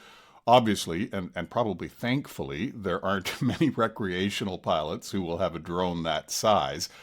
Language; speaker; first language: English; native; English